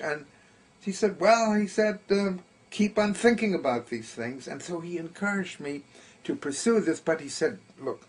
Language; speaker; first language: English; early bilingual, other home language; German